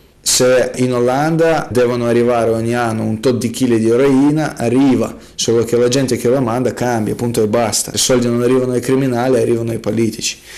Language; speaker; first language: Italian; non-native, fluent; Russian